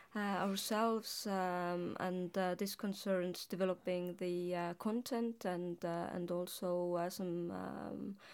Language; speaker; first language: English; non-native, fluent; Estonian